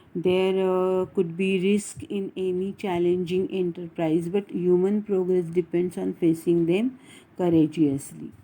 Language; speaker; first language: English; non-native, local second language; Marathi